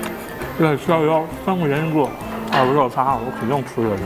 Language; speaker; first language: Chinese; native; Chinese